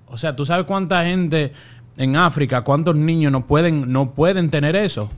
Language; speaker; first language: Spanish; native; Spanish